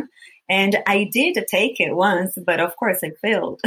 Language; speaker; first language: English; non-native, fluent; Portuguese